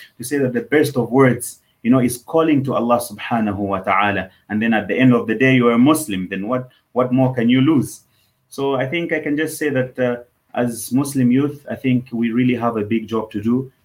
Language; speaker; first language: English; non-native, local second language; Nyanja